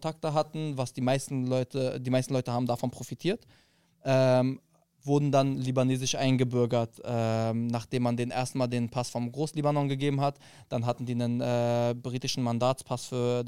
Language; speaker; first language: German; early bilingual, other home language; Arabic